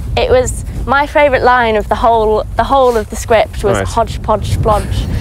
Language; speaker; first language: English; native; English